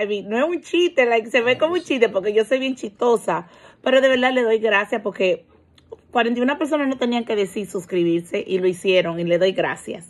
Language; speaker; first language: Spanish; early bilingual, heritage; Spanish